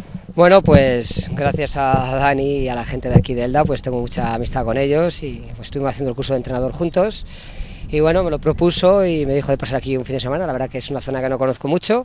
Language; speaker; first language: Spanish; native; Spanish